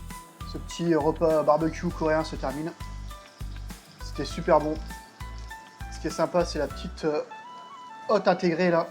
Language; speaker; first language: French; native; French